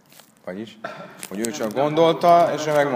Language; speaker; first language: Hungarian; native; Hungarian